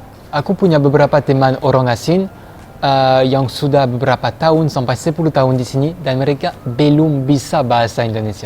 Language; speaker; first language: Indonesian; non-native, fluent; French